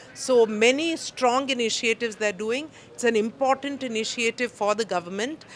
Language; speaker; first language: English; non-native, local second language; Telugu